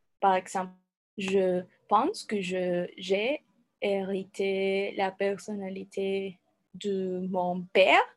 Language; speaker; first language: French; non-native, learner; Spanish